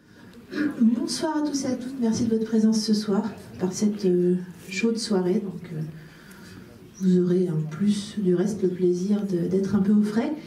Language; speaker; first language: French; native; French